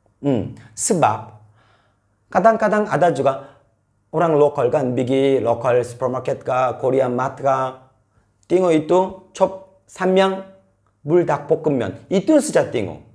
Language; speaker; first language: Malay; non-native, fluent; Korean